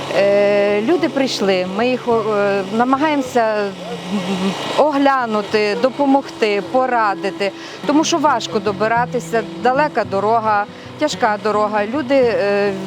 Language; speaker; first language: Ukrainian; native; Ukrainian